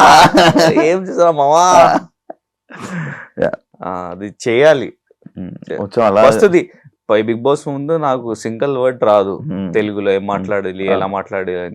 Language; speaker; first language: Telugu; non-native, learner; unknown